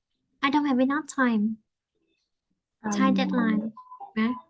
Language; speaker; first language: English; non-native, fluent; Vietnamese